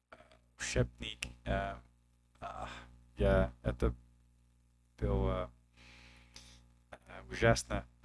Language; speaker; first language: Russian; non-native, learner; English